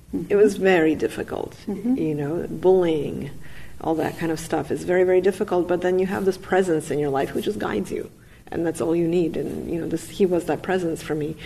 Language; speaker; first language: English; non-native, fluent; Russian